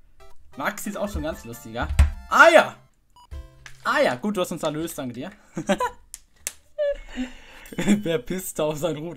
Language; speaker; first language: German; native; German